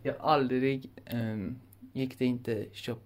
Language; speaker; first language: Swedish; non-native, learner; Persian